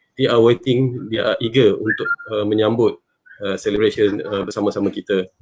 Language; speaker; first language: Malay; native; Malay